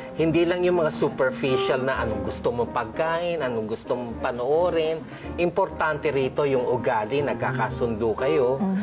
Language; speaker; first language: Filipino; native; Filipino